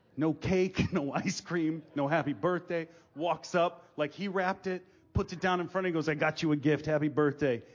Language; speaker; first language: English; native; English